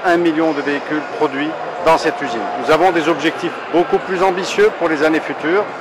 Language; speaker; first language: French; non-native, local second language; Arabic